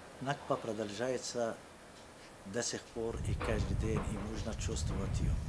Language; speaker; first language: Russian; non-native, fluent; Arabic